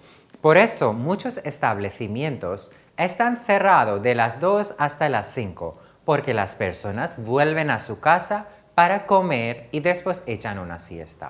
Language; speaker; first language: Spanish; non-native, fluent; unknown